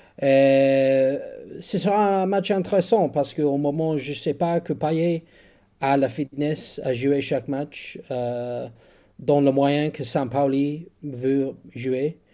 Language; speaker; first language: French; non-native, learner; English